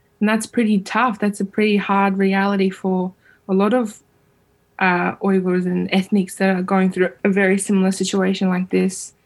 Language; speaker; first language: English; early bilingual, other home language; Uyghur